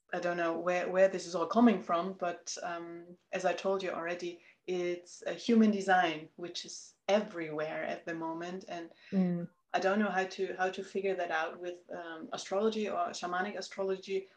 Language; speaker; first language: English; non-native, fluent; German